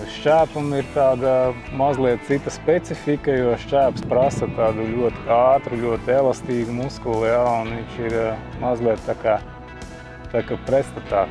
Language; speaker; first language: Latvian; native; Latvian